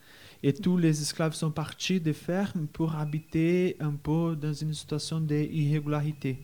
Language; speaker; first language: French; non-native, fluent; Portuguese